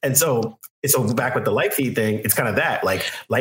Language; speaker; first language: English; native; English